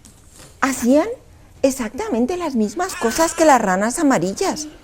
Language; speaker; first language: Spanish; native; Spanish